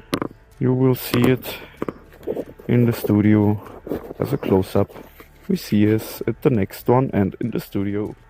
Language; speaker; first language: English; non-native, learner; German